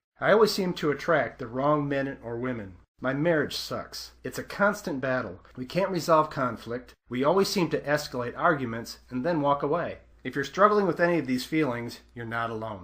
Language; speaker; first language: English; native; English